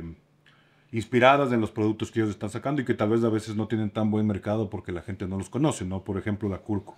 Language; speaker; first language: Spanish; native; Spanish